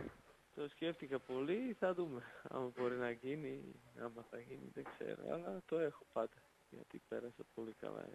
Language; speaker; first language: Greek; non-native, fluent; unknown